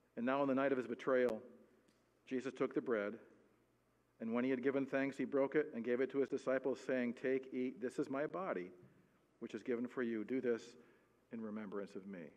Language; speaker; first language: English; native; English